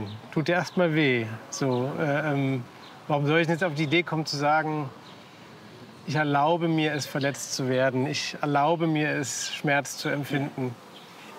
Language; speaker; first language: German; native; German